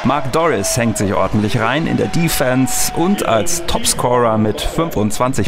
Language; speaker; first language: German; native; German